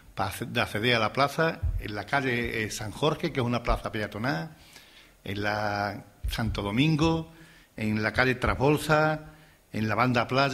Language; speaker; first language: Spanish; native; Spanish